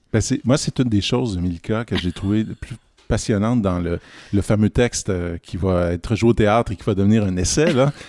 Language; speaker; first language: French; native; French